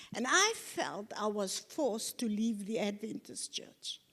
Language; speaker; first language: English; non-native, local second language; Afrikaans